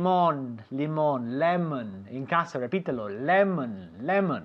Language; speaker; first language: Spanish; non-native, fluent; English